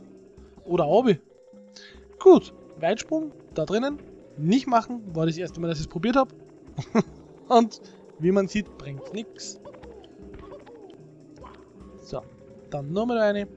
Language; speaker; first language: German; native; German